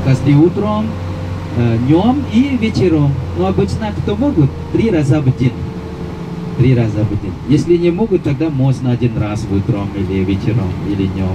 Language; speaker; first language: Russian; non-native, fluent; Balinese